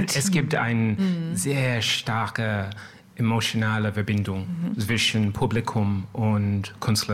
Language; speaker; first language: German; non-native, learner; English